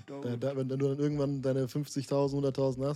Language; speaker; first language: German; native; German